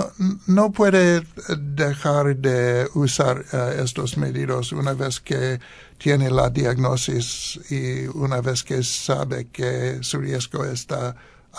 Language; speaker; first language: Spanish; non-native, learner; English